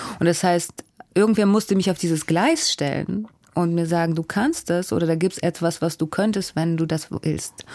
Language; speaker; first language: German; early bilingual, other home language; Russian